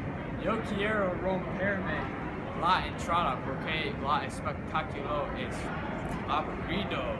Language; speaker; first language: Spanish; non-native, learner; English